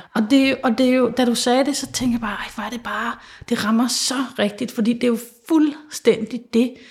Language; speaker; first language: Danish; native; Danish